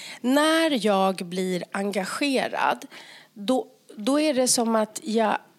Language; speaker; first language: Swedish; native; Swedish